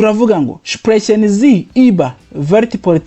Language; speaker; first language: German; non-native, fluent; Kinyarwanda